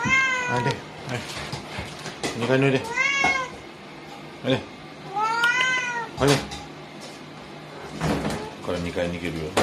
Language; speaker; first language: Japanese; native; Japanese